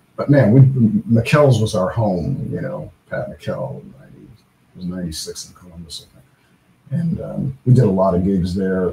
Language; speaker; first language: English; native; English